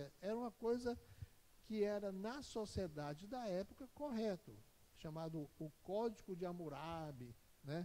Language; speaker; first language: Portuguese; native; Portuguese